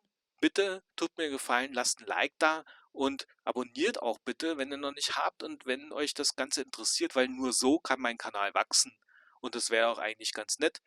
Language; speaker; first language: German; native; German